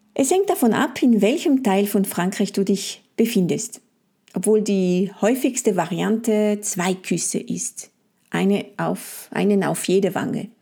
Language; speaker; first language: German; non-native, fluent; French